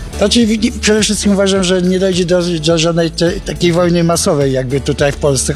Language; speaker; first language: Polish; native; Polish